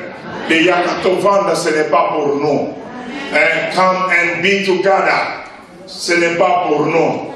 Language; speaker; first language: French; non-native, local second language; Lingala